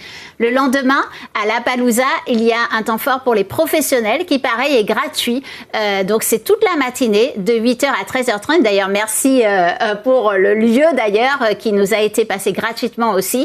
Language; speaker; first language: French; native; French